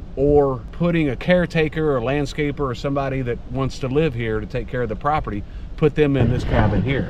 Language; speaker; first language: English; native; English